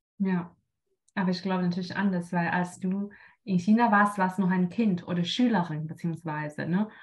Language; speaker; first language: German; non-native, fluent; Chinese